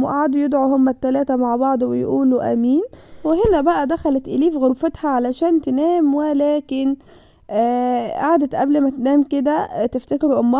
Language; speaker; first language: Arabic; native; Arabic